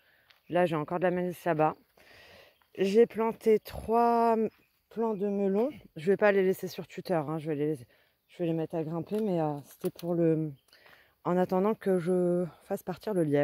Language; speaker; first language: French; native; French